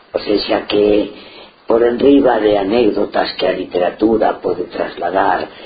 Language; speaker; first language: Galician; non-native, local second language; Spanish